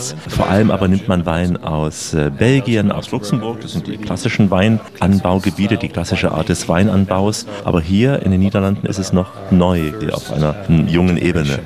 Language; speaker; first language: German; native; German